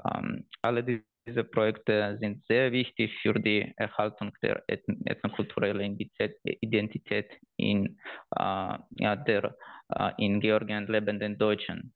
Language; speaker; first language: German; non-native, fluent; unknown